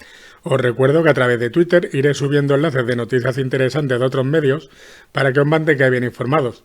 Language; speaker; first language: Spanish; native; Spanish